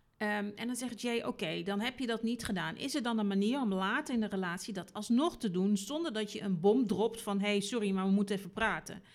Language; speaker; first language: Dutch; native; Dutch